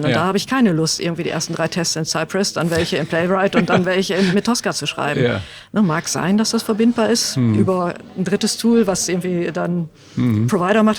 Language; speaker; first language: German; native; German